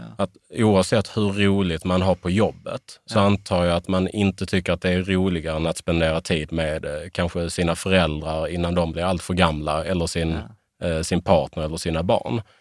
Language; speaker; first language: Swedish; native; Swedish